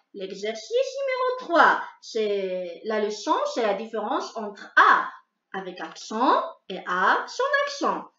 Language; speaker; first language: French; non-native, local second language; Arabic